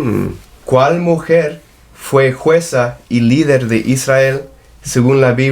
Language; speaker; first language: Spanish; non-native, fluent; English